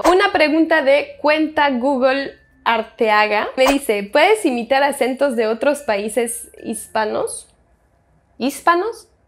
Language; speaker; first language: Spanish; non-native, fluent; French